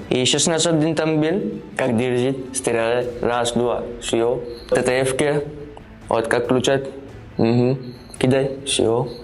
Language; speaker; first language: Russian; non-native, learner; Gujarati